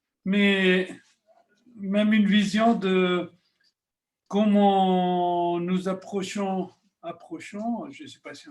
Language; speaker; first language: French; non-native, fluent; Spanish